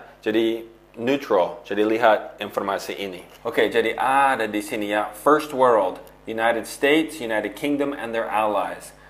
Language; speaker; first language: Indonesian; non-native, fluent; English